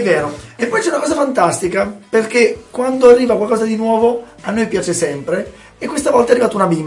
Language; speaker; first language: Italian; native; Italian